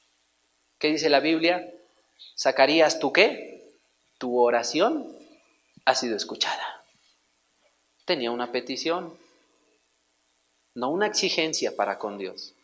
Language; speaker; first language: Spanish; native; Spanish